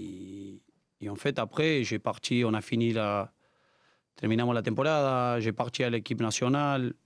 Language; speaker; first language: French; non-native, learner; Spanish